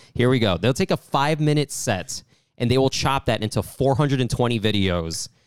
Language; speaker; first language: English; native; English